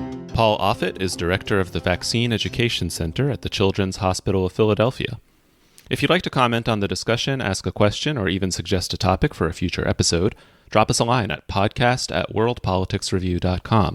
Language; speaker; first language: English; native; English